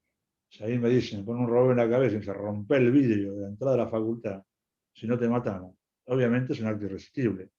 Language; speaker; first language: Spanish; native; Spanish